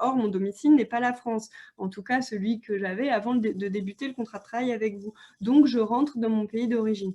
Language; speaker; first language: French; native; French